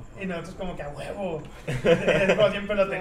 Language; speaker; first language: Spanish; native; Spanish